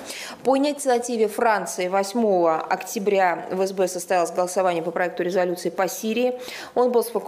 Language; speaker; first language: Russian; native; Russian